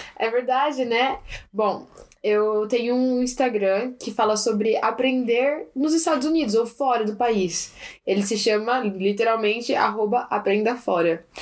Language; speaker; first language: Portuguese; early bilingual, heritage; Portuguese